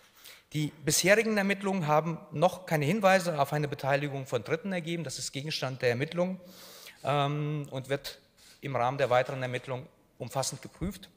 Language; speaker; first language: German; native; German